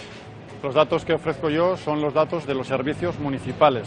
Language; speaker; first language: Spanish; native; Spanish